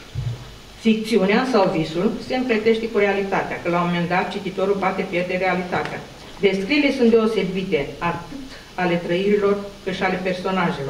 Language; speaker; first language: Romanian; native; Romanian